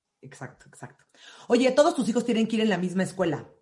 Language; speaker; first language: Spanish; native; Spanish